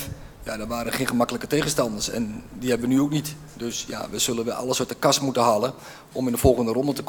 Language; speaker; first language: Dutch; native; Dutch